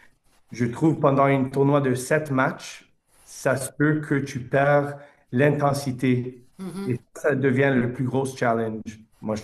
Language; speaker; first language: French; non-native, fluent; English